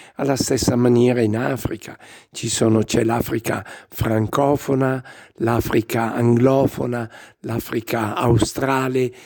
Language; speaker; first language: Italian; native; Italian